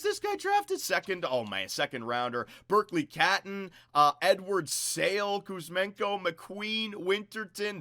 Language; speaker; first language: English; native; English